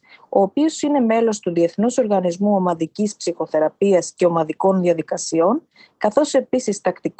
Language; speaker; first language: Greek; native; Greek